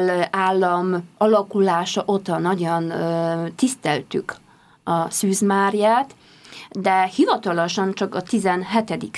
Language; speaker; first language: Hungarian; non-native, fluent; Polish